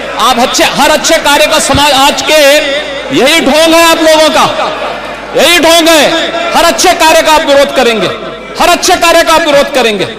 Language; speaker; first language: Hindi; native; Hindi